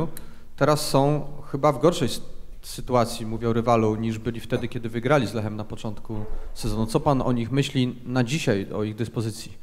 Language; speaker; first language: Polish; native; Polish